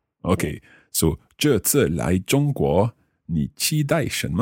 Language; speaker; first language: Chinese; non-native, learner; English